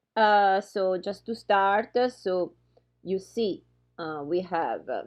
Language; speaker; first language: English; non-native, fluent; Italian